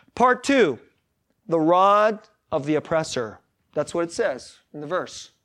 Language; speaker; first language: English; early bilingual, other home language; Korean